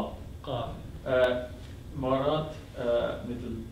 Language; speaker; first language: Arabic; non-native, learner; English